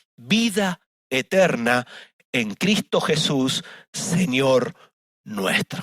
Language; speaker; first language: Spanish; native; Spanish